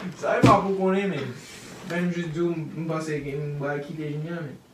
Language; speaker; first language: Haitian Creole; non-native, learner; English